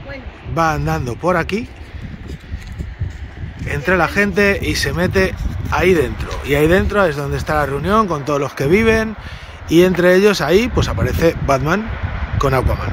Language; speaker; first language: Spanish; native; Spanish